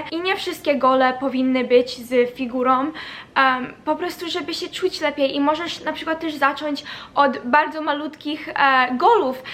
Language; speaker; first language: Polish; early bilingual, heritage; Polish